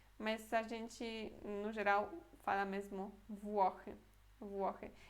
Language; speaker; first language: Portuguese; native; Portuguese